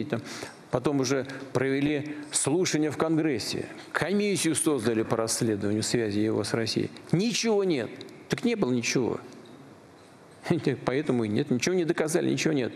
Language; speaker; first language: Russian; native; Russian